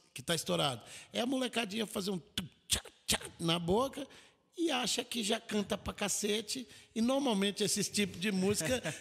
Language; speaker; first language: Portuguese; native; Portuguese